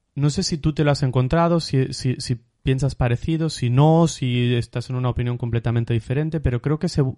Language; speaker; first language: Spanish; native; Spanish